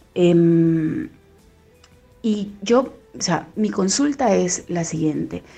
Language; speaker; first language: Spanish; native; Spanish